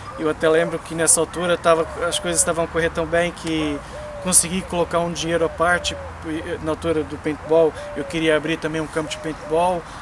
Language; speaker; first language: Portuguese; native; Portuguese